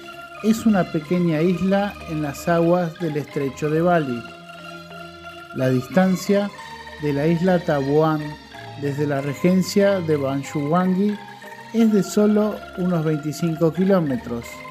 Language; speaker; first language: Spanish; non-native, fluent; Indonesian